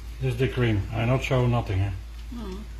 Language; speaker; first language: English; non-native, learner; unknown